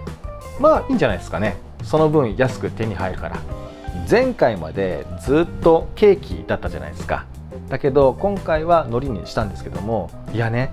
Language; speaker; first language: Japanese; native; Japanese